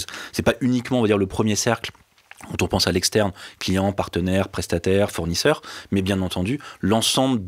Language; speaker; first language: French; native; French